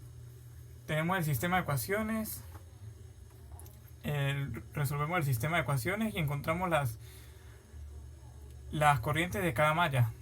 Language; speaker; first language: Spanish; native; Spanish